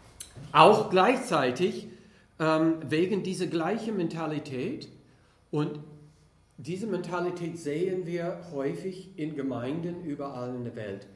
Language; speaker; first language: German; non-native, fluent; English